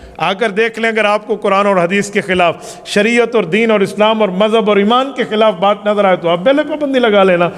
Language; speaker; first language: Urdu; non-native, local second language; Saraiki